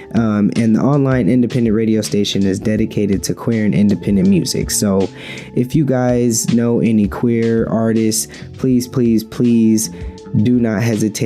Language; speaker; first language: English; native; English